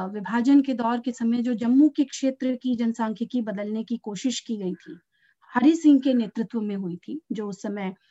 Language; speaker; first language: Hindi; native; Hindi